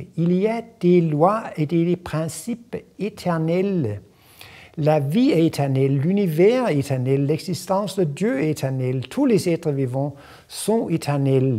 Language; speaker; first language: French; non-native, fluent; Danish